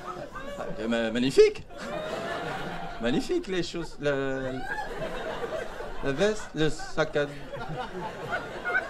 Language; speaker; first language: French; native; French